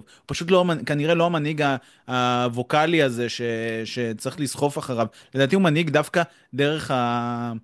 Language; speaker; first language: Hebrew; native; Hebrew